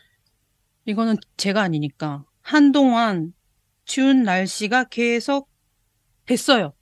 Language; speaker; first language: Korean; non-native, learner; Japanese